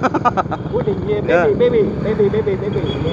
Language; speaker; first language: English; non-native, learner; Vietnamese